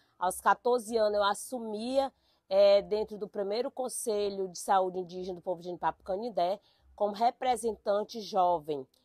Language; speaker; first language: Portuguese; native; Portuguese